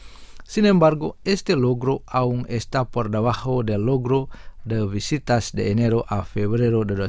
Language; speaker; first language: Spanish; non-native, fluent; Indonesian